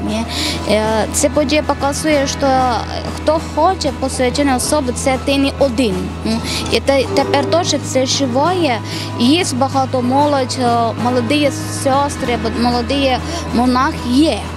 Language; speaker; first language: Ukrainian; non-native, learner; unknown